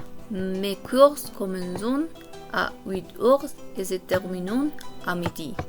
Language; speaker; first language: French; non-native, learner; Korean